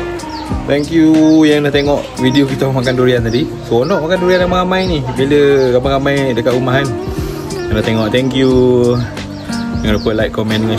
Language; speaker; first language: Malay; native; Malay